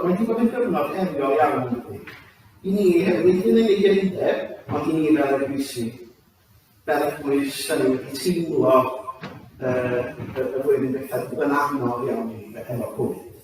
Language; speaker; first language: Welsh; native; Welsh